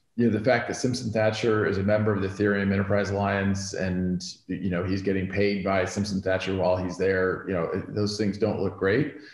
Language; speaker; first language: English; native; English